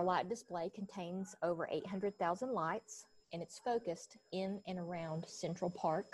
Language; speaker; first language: English; native; English